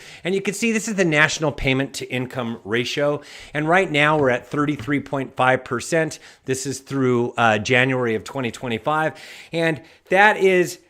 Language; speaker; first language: English; native; English